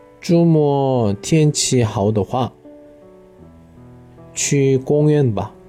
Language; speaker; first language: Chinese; non-native, learner; Korean